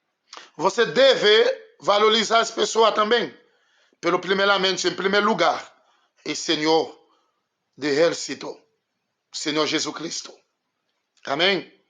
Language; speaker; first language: Portuguese; non-native, learner; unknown